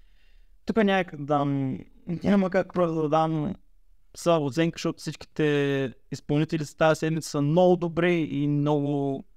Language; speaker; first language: Bulgarian; native; Bulgarian